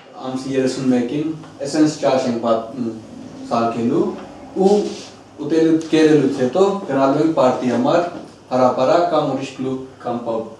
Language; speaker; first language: Armenian; non-native, fluent; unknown